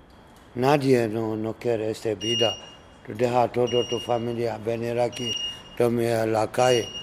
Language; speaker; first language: Spanish; non-native, learner; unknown